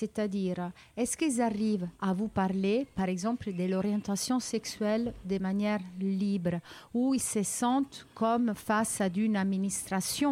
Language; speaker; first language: French; native; French